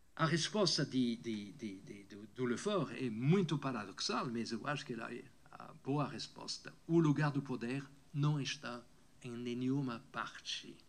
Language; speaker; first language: Portuguese; non-native, fluent; French